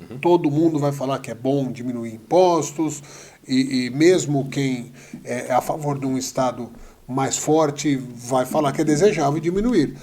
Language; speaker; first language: Portuguese; native; Portuguese